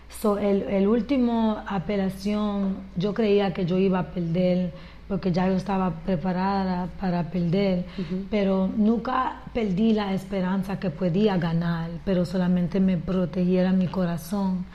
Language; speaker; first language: Spanish; early bilingual, heritage; Spanish